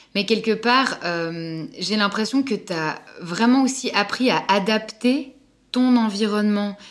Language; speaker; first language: French; native; French